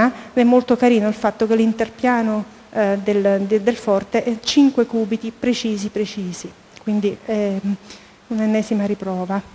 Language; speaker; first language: Italian; native; Italian